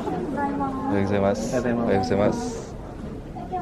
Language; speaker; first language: Japanese; non-native, fluent; French